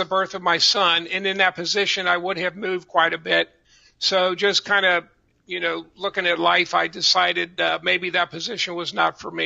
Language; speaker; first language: English; native; English